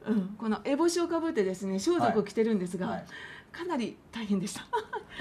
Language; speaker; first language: Japanese; native; Japanese